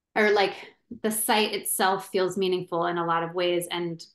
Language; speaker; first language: English; native; English